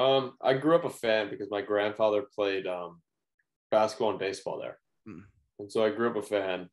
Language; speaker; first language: English; native; English